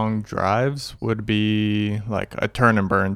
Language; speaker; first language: English; native; English